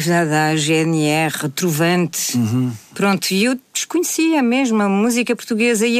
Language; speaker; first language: Portuguese; native; Portuguese